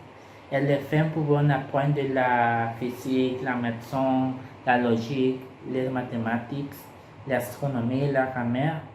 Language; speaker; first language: French; non-native, learner; Spanish